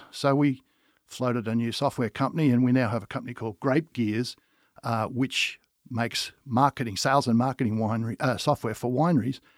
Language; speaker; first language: English; native; English